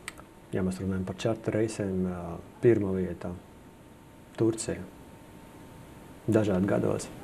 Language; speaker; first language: Latvian; non-native, local second language; Russian